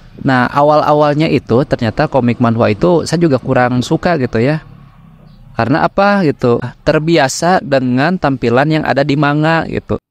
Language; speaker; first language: Indonesian; native; Indonesian